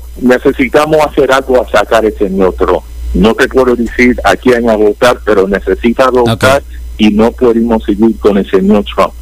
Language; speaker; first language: Spanish; early bilingual, heritage; Spanish